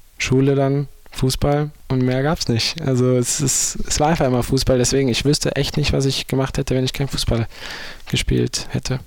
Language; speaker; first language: German; native; German